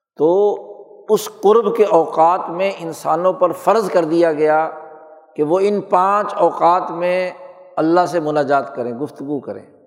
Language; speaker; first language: Urdu; native; Urdu